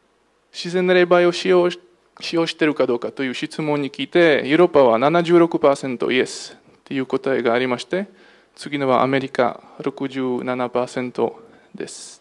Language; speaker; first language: Japanese; non-native, fluent; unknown